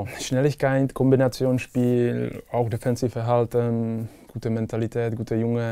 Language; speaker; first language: German; non-native, fluent; Czech